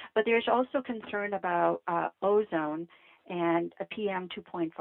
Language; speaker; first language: English; non-native, fluent; Vietnamese